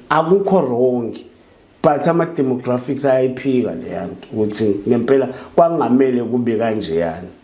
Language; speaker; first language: Zulu; native; Zulu